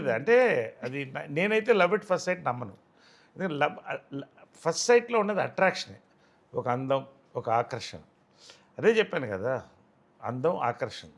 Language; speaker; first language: Telugu; native; Telugu